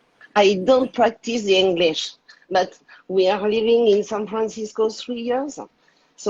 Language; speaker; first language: English; non-native, learner; French